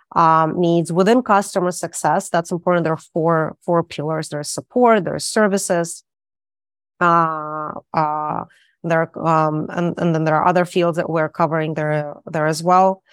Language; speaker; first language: English; non-native, fluent; Russian